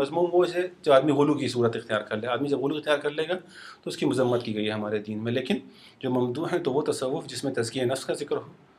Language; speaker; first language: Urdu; non-native, fluent; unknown